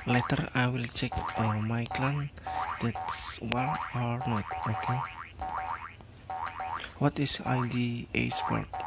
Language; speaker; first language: English; non-native, learner; Indonesian